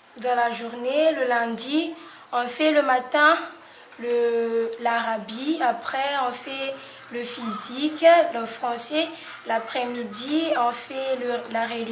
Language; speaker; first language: French; non-native, learner; Malagasy